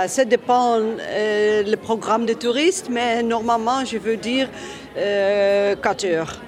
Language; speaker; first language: French; non-native, learner; Dutch